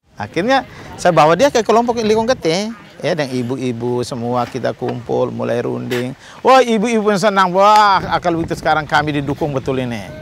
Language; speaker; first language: Indonesian; non-native, local second language; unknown